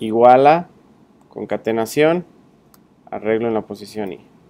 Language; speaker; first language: Spanish; native; Spanish